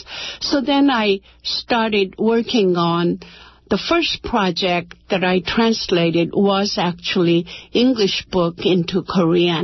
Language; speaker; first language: English; non-native, fluent; Korean